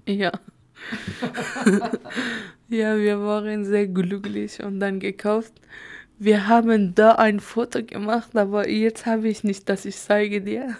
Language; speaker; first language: German; non-native, learner; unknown